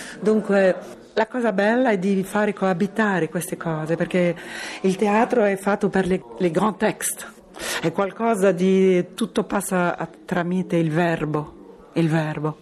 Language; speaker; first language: Italian; non-native, fluent; French